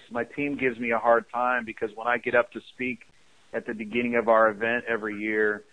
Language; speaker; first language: English; native; English